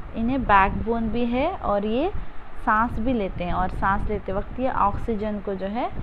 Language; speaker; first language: Hindi; non-native, local second language; Kannada